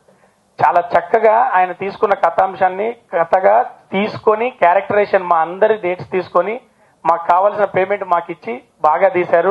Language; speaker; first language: Telugu; native; Telugu